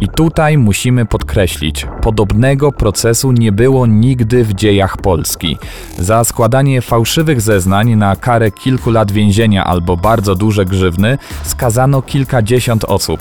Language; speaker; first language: Polish; native; Polish